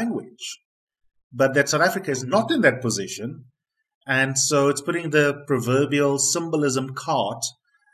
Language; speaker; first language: English; non-native, local second language; Afrikaans